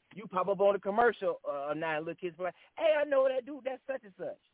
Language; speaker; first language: English; native; English